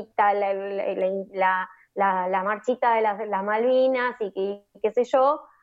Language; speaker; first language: Spanish; native; Spanish